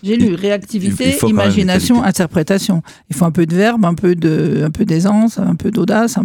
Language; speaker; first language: French; native; French